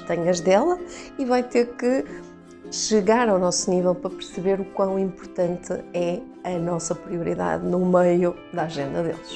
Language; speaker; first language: Portuguese; native; Portuguese